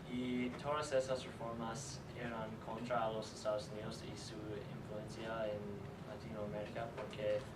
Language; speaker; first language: Spanish; non-native, learner; English